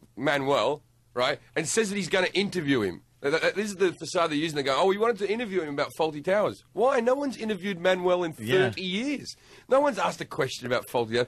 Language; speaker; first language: English; native; English